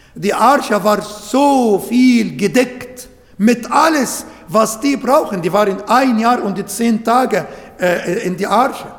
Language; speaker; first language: German; non-native, learner; Arabic